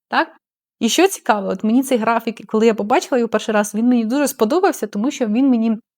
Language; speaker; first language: Ukrainian; non-native, local second language; Russian